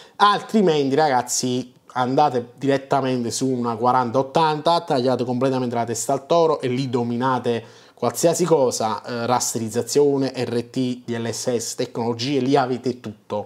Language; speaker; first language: Italian; native; Italian